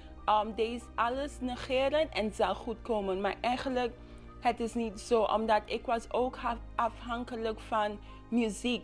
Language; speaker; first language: Dutch; non-native, local second language; English